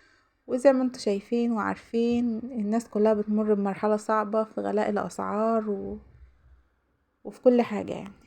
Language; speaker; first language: Arabic; native; Arabic